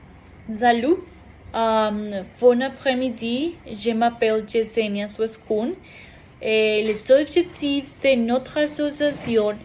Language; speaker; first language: French; non-native, learner; Spanish